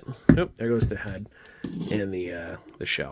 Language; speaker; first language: English; native; English